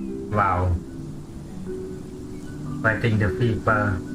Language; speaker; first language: English; non-native, learner; Indonesian